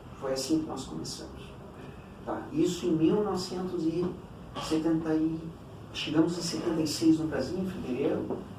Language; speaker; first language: Portuguese; early bilingual, other home language; Cantonese